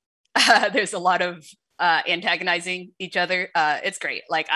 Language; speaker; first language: English; early bilingual, other home language; Wu Chinese